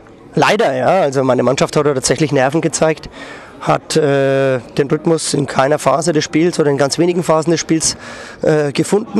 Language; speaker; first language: German; native; German